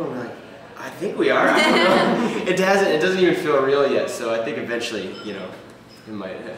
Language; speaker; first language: English; native; English